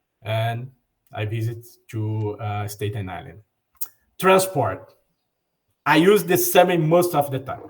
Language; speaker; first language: English; non-native, learner; Portuguese